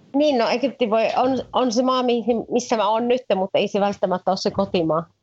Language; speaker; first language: Finnish; native; Finnish